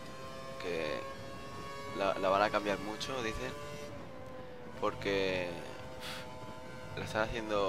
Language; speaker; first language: Spanish; native; Spanish